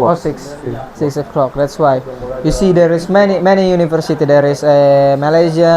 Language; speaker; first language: English; non-native, learner; Indonesian